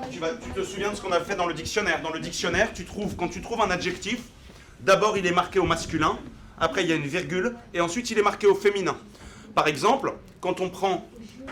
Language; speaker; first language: French; native; French